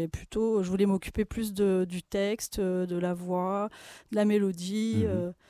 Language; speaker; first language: French; native; French